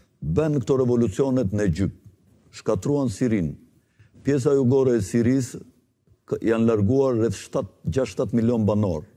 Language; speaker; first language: Albanian; native; Albanian